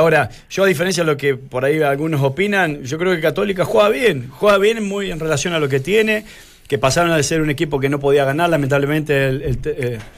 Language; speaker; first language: Spanish; native; Spanish